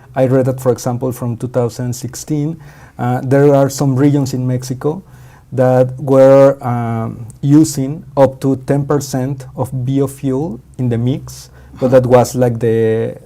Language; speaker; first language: English; non-native, fluent; Spanish